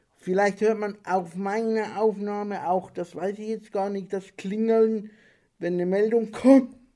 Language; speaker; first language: German; native; German